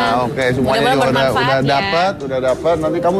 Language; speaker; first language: Indonesian; native; Indonesian